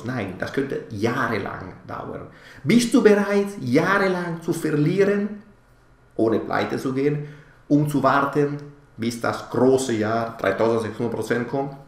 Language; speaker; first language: German; non-native, fluent; Italian